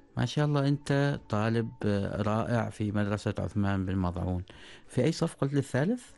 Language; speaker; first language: Arabic; native; Arabic